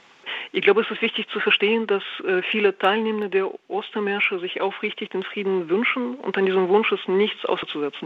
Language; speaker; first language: German; non-native, fluent; Russian